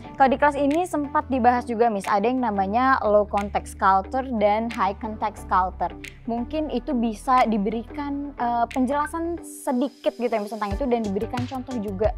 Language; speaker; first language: Indonesian; native; Indonesian